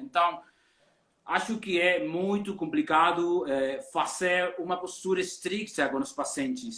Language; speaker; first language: Portuguese; non-native, learner; Spanish